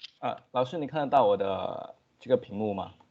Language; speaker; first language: Chinese; early bilingual, heritage; Chinese